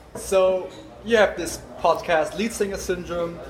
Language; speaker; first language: English; non-native, fluent; German